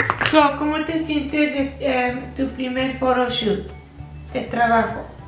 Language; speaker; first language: Spanish; early bilingual, heritage; Spanish